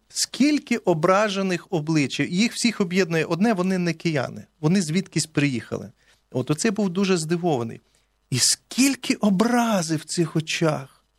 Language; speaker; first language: Ukrainian; native; Ukrainian